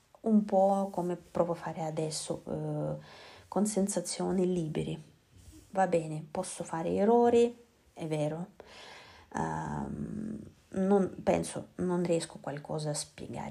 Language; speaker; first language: Italian; non-native, learner; Russian